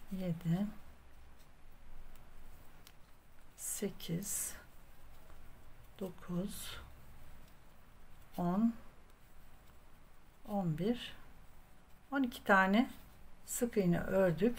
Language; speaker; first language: Turkish; native; Turkish